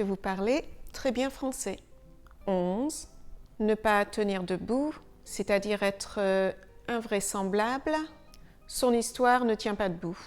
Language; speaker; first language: French; native; French